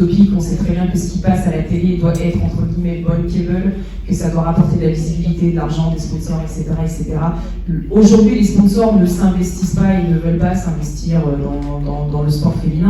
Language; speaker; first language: French; native; French